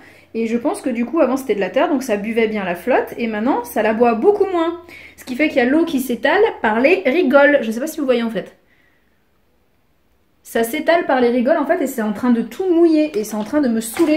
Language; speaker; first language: French; native; French